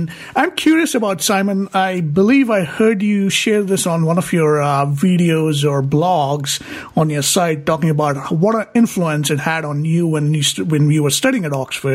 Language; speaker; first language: English; non-native, local second language; Hindi